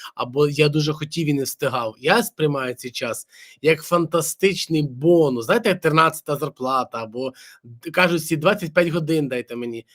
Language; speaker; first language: Ukrainian; native; Ukrainian